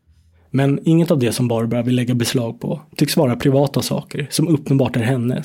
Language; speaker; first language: Swedish; native; Swedish